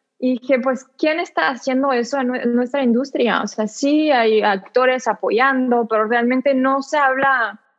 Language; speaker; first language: Spanish; non-native, fluent; French